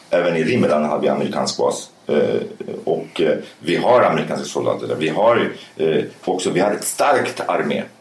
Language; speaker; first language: Swedish; early bilingual, other home language; Kurdish